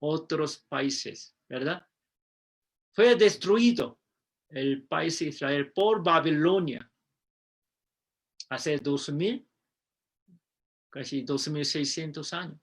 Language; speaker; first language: Spanish; non-native, fluent; Korean